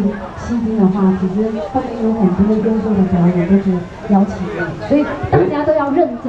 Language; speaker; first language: Chinese; native; Chinese